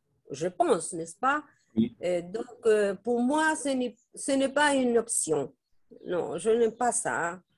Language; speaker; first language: French; non-native, fluent; Spanish